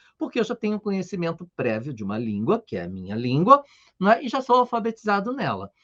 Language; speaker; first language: Portuguese; native; Portuguese